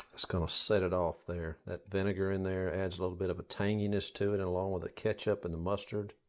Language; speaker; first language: English; native; English